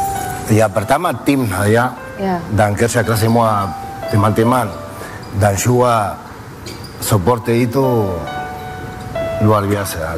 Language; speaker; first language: Indonesian; non-native, fluent; Spanish